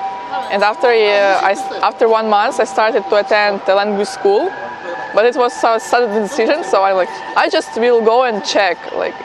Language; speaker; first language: English; non-native, fluent; Ukrainian